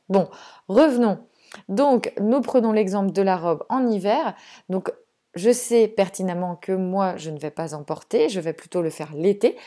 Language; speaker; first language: French; native; French